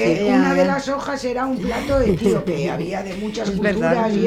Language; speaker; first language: Spanish; native; Spanish